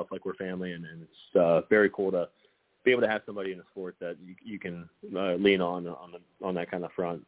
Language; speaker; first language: English; native; English